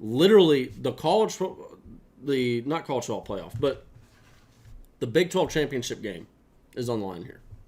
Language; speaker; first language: English; native; English